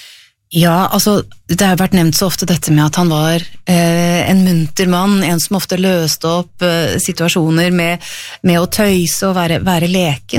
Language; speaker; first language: Norwegian; native; Norwegian